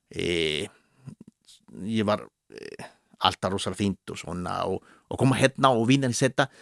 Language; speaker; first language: Icelandic; non-native, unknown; Spanish